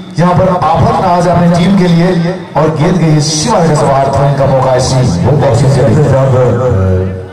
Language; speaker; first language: Hindi; native; Hindi